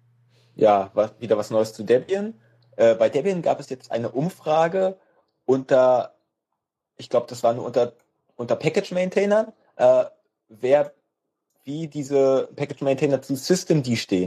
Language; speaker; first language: German; native; German